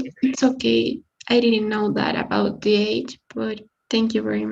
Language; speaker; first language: English; non-native, learner; Spanish